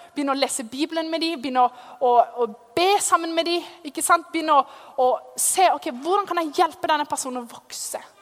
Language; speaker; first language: Norwegian; native; Norwegian